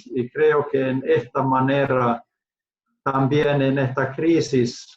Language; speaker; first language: Spanish; non-native, learner; Finnish